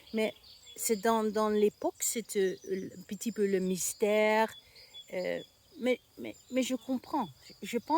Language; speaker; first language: French; non-native, learner; Dutch